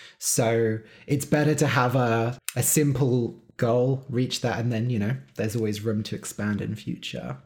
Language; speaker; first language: English; native; English